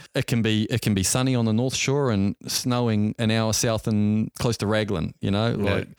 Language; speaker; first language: English; native; English